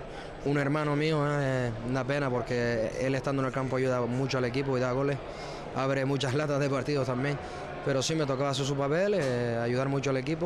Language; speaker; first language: Spanish; native; Spanish